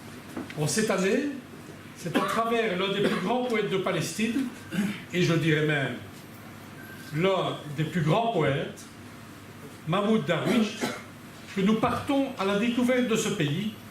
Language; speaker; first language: French; native; French